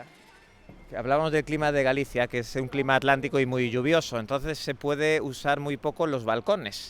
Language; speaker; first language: Spanish; native; Spanish